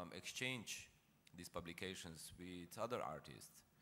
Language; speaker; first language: English; non-native, fluent; Slovenian